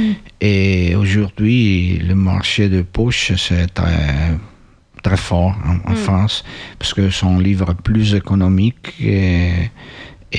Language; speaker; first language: French; non-native, learner; Italian